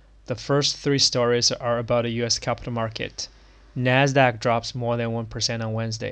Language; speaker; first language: English; non-native, fluent; Chinese